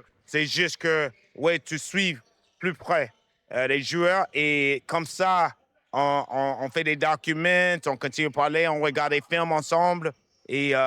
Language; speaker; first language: French; non-native, fluent; English